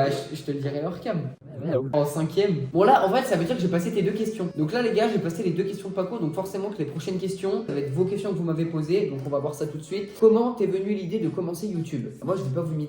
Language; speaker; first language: French; native; French